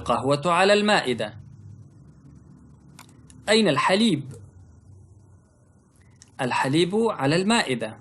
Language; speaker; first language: Arabic; non-native, fluent; Pashto